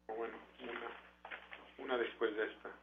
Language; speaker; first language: Spanish; early bilingual, heritage; Spanish